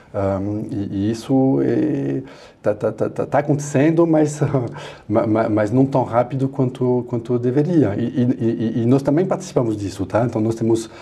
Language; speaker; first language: Portuguese; non-native, fluent; French